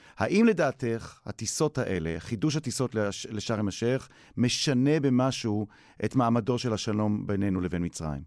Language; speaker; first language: Hebrew; native; Hebrew